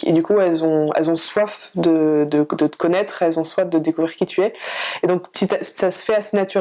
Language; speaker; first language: French; native; French